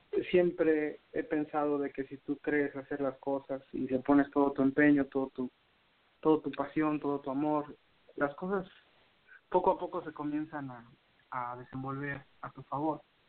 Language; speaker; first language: Spanish; native; Spanish